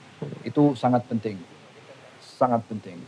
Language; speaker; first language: Indonesian; non-native, fluent; English